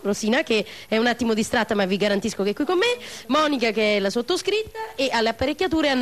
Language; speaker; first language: Italian; native; Italian